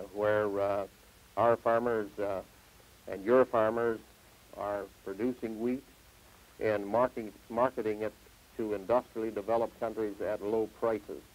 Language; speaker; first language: English; native; English